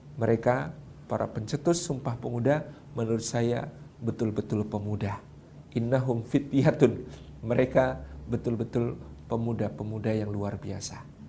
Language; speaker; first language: Indonesian; non-native, local second language; Javanese